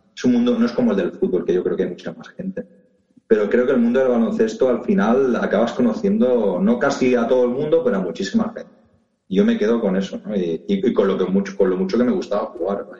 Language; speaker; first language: Spanish; native; Spanish